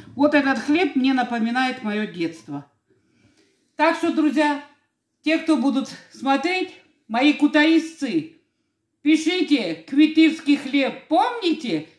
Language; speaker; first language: Russian; non-native, local second language; Georgian